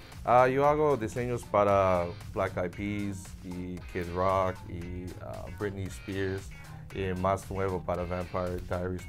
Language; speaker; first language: Spanish; non-native, learner; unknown